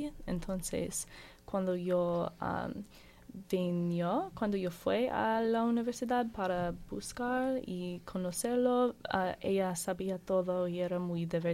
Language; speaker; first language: Spanish; non-native, learner; English